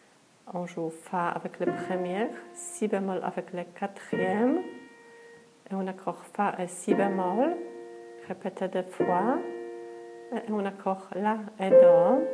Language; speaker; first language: French; non-native, fluent; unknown